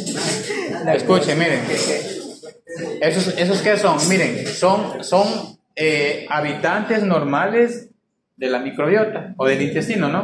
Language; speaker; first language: Spanish; native; Spanish